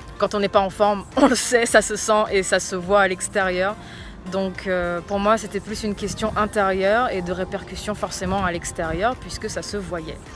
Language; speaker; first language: French; early bilingual, other home language; Portuguese